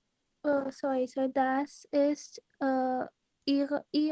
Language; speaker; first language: German; non-native, learner; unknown